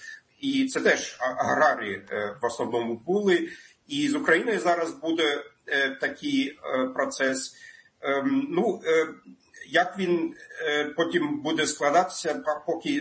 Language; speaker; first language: Ukrainian; non-native, fluent; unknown